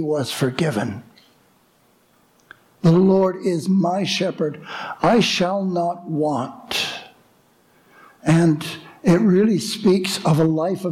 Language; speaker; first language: English; native; English